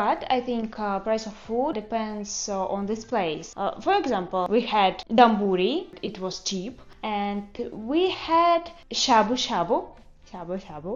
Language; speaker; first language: English; non-native, learner; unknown